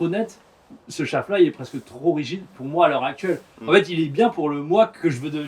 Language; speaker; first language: French; native; French